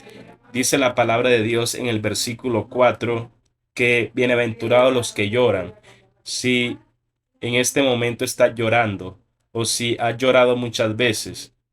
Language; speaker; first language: Spanish; native; Spanish